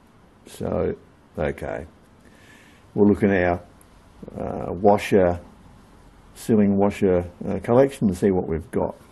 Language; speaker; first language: English; native; English